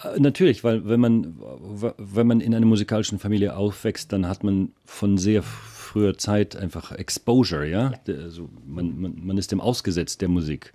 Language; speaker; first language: German; early bilingual, other home language; Russian